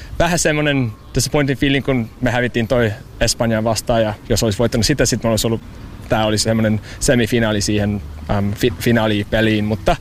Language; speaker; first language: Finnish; non-native, fluent; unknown